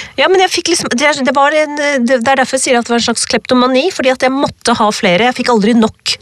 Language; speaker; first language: Norwegian; early bilingual, other home language; Urdu